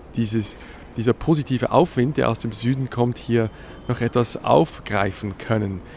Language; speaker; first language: German; native; German